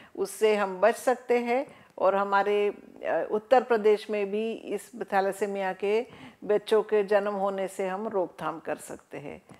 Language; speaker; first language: Hindi; non-native, local second language; Marathi